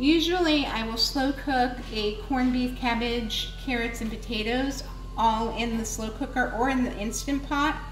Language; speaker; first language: English; native; English